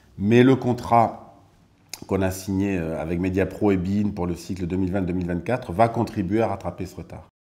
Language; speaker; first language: French; native; French